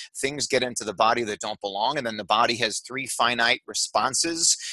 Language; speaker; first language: English; native; English